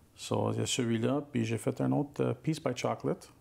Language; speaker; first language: French; native; French